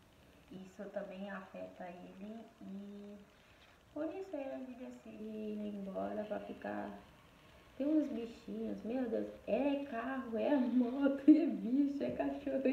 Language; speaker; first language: Portuguese; non-native, fluent; Haitian Creole